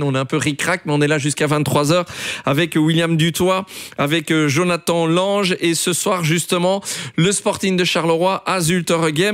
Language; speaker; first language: French; native; French